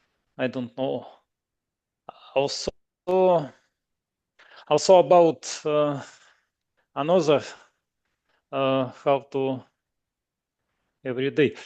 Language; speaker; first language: English; non-native, learner; Russian